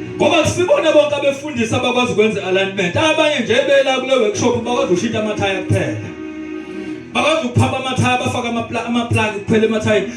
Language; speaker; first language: Zulu; native; Zulu